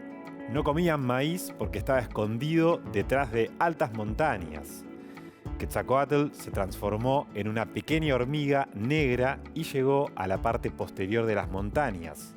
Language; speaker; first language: Spanish; native; Spanish